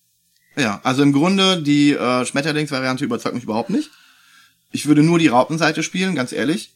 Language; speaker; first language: German; native; German